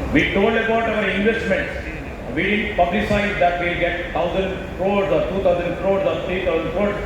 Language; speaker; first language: English; non-native, local second language; Telugu